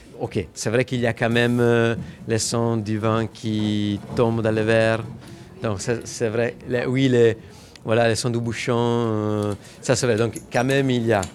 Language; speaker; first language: French; non-native, fluent; Italian